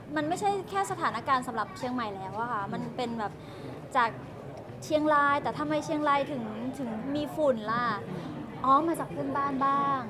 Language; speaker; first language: Thai; native; Thai